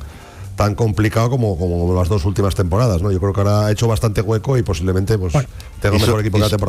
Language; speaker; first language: Spanish; native; Spanish